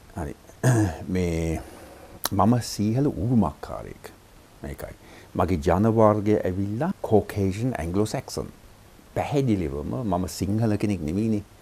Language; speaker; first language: Sinhala; non-native, fluent; English